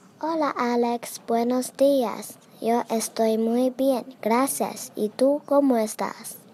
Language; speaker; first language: Spanish; non-native, fluent; Chinese